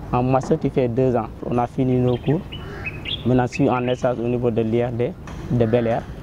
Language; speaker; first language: French; non-native, local second language; Wolof